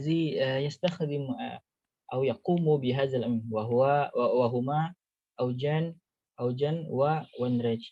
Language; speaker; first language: Arabic; non-native, learner; Indonesian